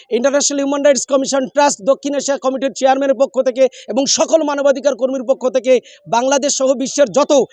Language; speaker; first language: Bangla; native; Bangla